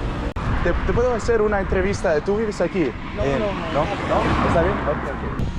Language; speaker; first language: Spanish; non-native, learner; English